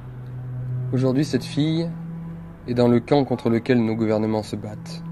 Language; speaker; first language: French; native; French